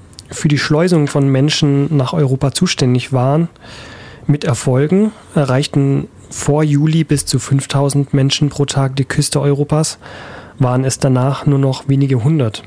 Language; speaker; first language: German; native; German